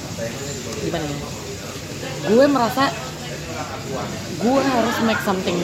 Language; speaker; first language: Indonesian; native; Indonesian